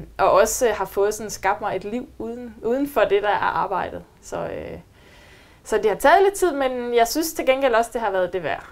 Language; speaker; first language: Danish; native; Danish